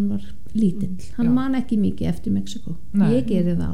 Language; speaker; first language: Icelandic; non-native, fluent; German